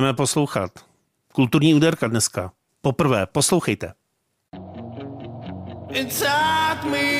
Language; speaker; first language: Czech; native; Czech